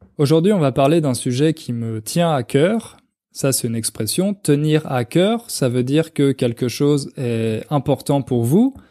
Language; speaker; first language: French; native; French